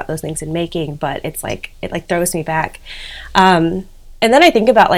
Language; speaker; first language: English; native; English